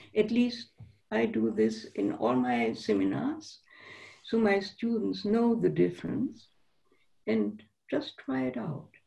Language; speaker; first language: English; non-native, fluent; German